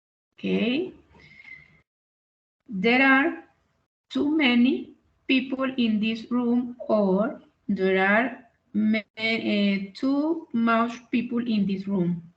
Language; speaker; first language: English; non-native, learner; Spanish